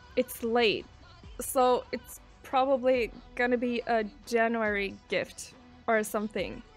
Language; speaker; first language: English; non-native, fluent; Swedish